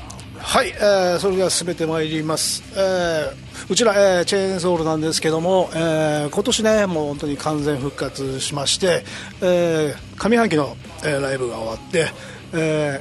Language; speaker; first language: Japanese; native; Japanese